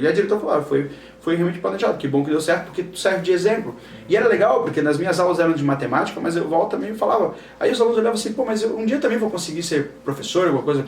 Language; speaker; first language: Portuguese; native; Portuguese